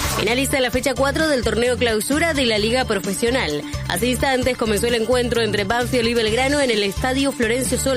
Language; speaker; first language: Spanish; native; Spanish